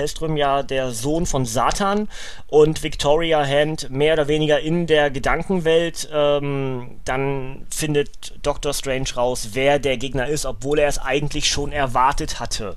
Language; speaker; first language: German; native; German